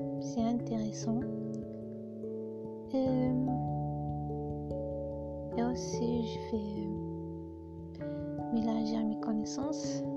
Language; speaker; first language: French; non-native, local second language; Kabyle